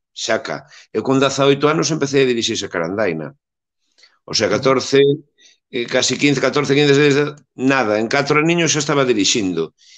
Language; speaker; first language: Galician; native; Galician